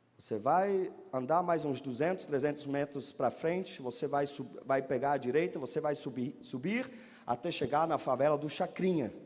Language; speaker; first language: Portuguese; non-native, fluent; German